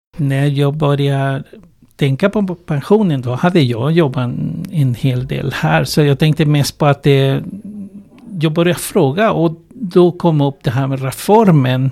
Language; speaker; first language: Swedish; non-native, fluent; Spanish